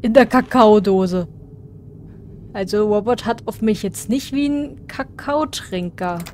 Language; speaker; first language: German; native; German